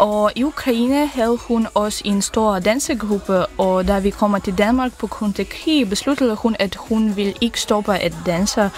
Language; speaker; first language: Danish; non-native, fluent; Ukrainian